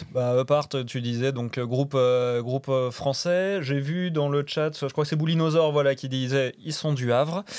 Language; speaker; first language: French; native; French